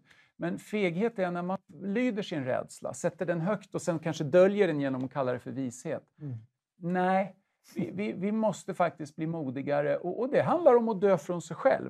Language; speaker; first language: Swedish; native; Swedish